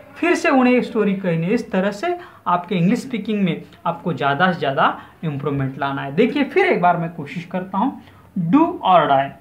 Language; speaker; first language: Hindi; non-native, local second language; Marathi